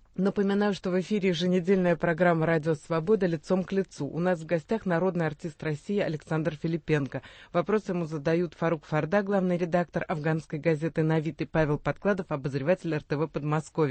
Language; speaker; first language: Russian; native; Russian